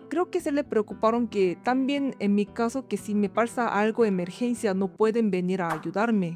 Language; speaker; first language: Spanish; non-native, learner; Korean